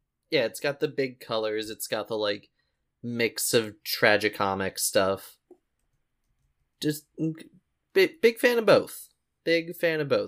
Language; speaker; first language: English; native; English